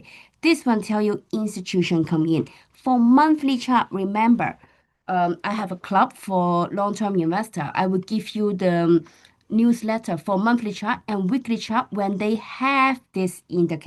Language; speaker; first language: English; non-native, fluent; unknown